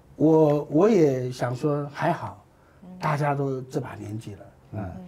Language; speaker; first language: Chinese; native; Chinese